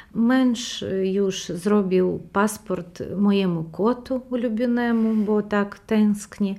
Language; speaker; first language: Polish; non-native, learner; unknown